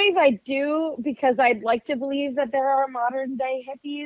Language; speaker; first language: English; native; English